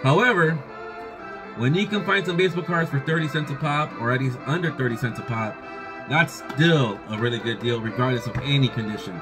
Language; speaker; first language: English; native; English